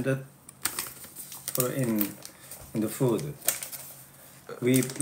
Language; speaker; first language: English; non-native, learner; Korean